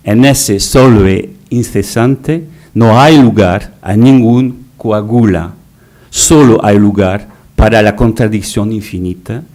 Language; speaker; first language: Spanish; non-native, fluent; French